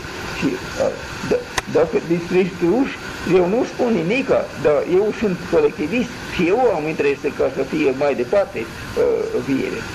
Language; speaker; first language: Romanian; non-native, local second language; German